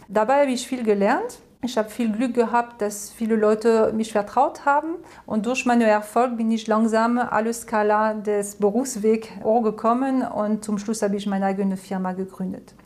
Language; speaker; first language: German; non-native, fluent; French